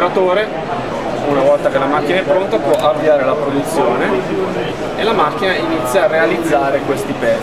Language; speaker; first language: Italian; native; Italian